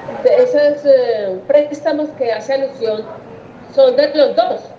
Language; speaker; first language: Spanish; native; Spanish